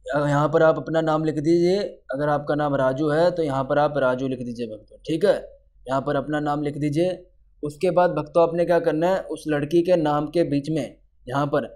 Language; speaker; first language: Hindi; native; Hindi